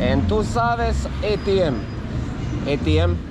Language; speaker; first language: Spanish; non-native, learner; Croatian